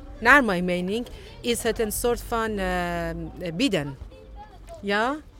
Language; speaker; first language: Dutch; non-native, learner; Persian